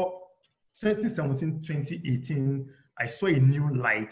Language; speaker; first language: English; non-native, local second language; Yoruba